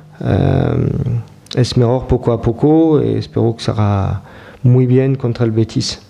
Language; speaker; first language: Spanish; non-native, learner; French